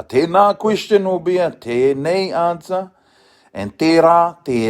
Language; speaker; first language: Māori; non-native, local second language; English